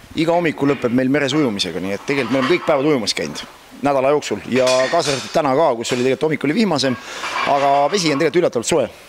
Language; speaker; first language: Estonian; native; Estonian